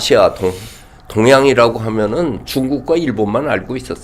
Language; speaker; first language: Korean; native; Korean